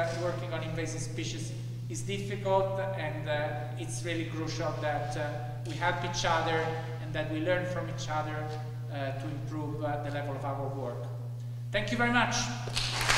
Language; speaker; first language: English; non-native, fluent; Italian